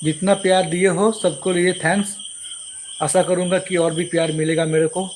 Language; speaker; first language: Hindi; non-native, local second language; Bangla